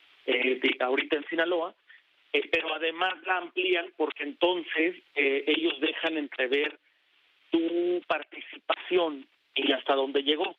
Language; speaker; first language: Spanish; native; Spanish